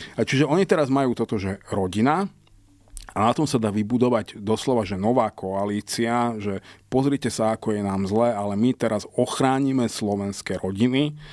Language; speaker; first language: Slovak; non-native, local second language; Hungarian